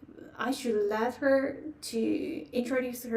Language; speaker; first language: English; non-native, fluent; Chinese